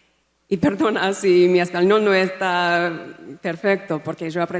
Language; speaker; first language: Spanish; non-native, fluent; English